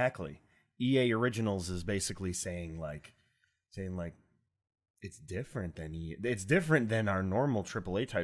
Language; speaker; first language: English; native; English